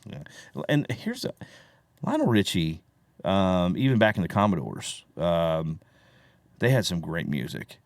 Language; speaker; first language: English; native; English